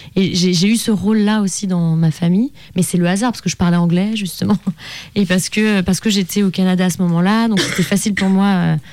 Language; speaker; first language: French; native; French